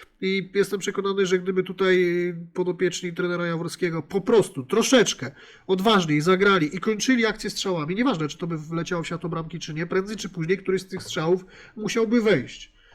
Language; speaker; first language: Polish; native; Polish